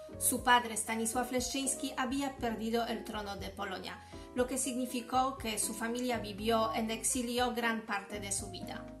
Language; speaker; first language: Spanish; non-native, fluent; Polish